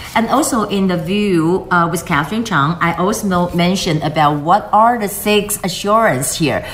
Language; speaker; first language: English; non-native, fluent; Chinese